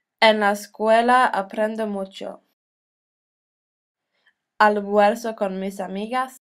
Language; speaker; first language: Spanish; non-native, learner; Norwegian